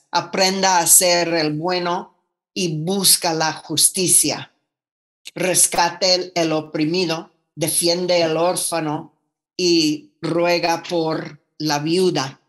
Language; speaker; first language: Spanish; non-native, fluent; English